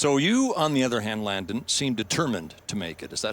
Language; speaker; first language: English; native; English